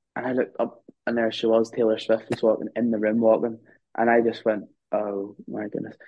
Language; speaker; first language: English; native; English